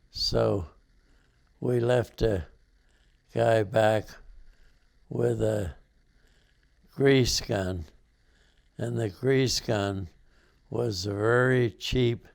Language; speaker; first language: English; native; English